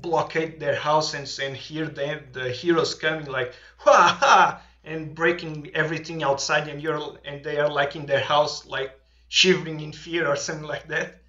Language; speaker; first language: English; non-native, fluent; Portuguese